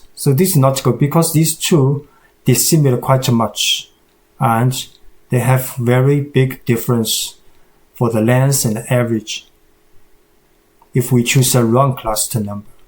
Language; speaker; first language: English; non-native, fluent; Chinese